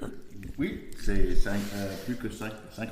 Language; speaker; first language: French; non-native, learner; English